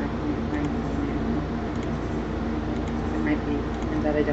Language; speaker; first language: English; native; English